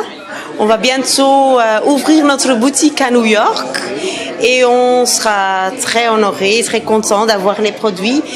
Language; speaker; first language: French; non-native, fluent; English